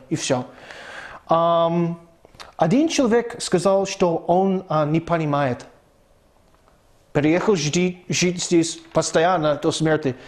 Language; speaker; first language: Russian; non-native, fluent; English